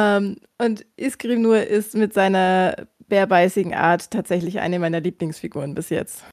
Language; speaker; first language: German; native; German